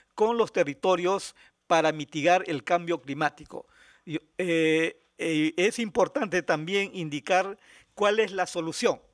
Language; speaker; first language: Spanish; native; Spanish